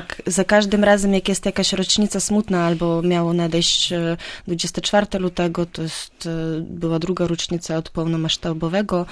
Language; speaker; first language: Polish; non-native, fluent; Ukrainian